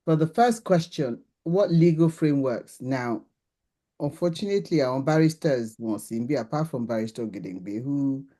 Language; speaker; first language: English; non-native, local second language; Yoruba